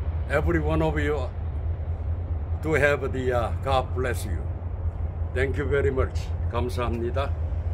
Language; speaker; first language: English; non-native, learner; Korean